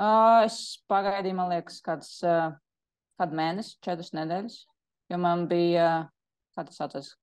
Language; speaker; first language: Latvian; non-native, local second language; Russian